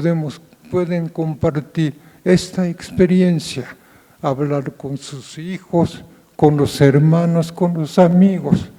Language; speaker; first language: Spanish; non-native, fluent; Japanese